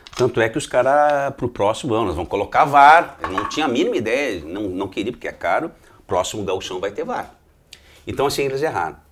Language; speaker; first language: Portuguese; native; Portuguese